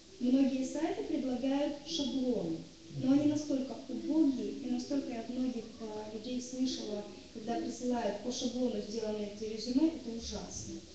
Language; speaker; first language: Russian; native; Russian